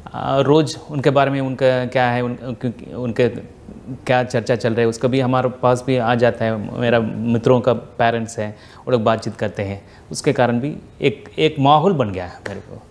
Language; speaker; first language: Hindi; non-native, local second language; Tamil